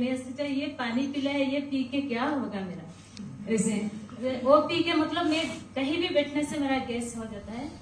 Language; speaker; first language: Hindi; non-native, local second language; Santali